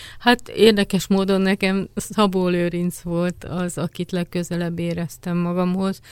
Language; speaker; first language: Hungarian; native; Hungarian